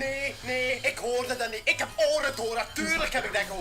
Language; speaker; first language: Dutch; native; Dutch